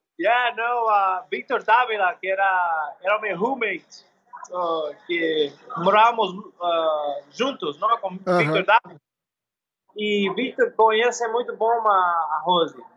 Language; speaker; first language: Portuguese; non-native, learner; English